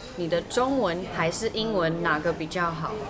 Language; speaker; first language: Chinese; early bilingual, heritage; English